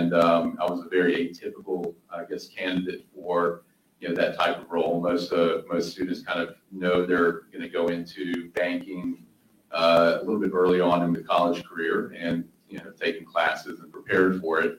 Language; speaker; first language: English; native; English